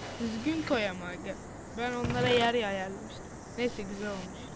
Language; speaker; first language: Turkish; native; Turkish